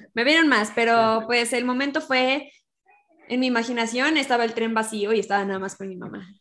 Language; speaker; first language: Spanish; native; Spanish